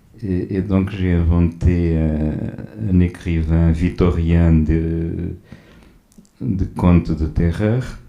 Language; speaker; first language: French; non-native, fluent; Portuguese